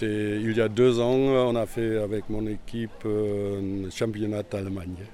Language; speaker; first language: French; non-native, learner; German